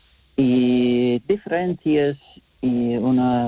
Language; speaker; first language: Spanish; non-native, learner; English